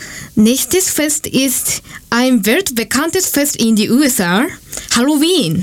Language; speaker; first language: German; non-native, learner; Japanese